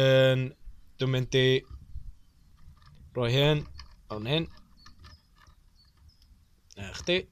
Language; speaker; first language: Welsh; non-native, learner; English